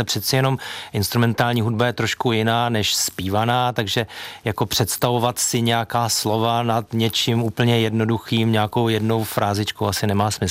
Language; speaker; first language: Czech; native; Czech